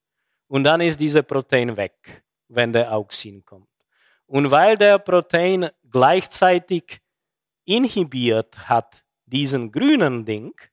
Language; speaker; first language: German; non-native, fluent; Czech